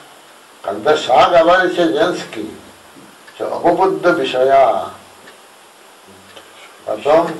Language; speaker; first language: Russian; non-native, learner; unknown